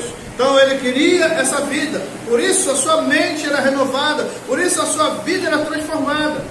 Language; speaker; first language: Portuguese; native; Portuguese